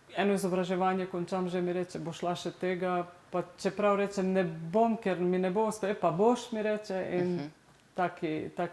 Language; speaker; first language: Slovenian; non-native, local second language; Romany